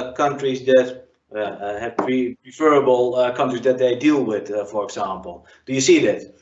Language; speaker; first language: English; non-native, fluent; Dutch